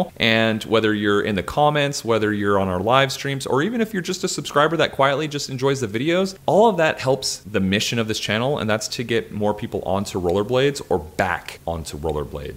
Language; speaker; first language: English; native; English